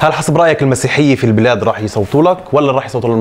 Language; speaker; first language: Arabic; native; Arabic